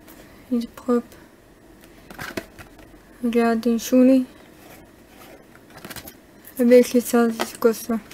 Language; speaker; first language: French; non-native, learner; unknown